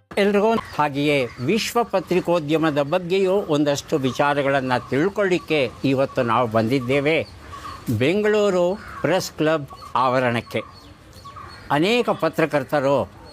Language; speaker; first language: Kannada; native; Kannada